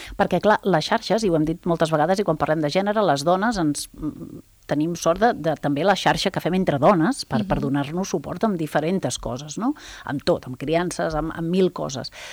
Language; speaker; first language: Catalan; native; Catalan